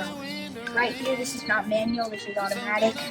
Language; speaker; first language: English; native; English